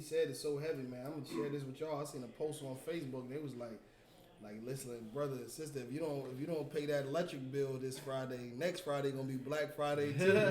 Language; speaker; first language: English; native; English